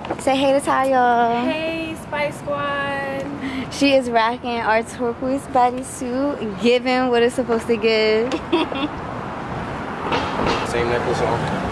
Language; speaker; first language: English; native; English